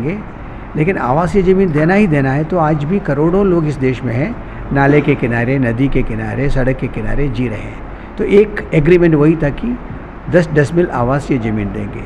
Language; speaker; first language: Hindi; native; Hindi